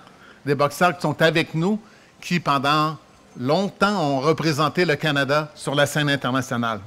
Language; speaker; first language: French; native; French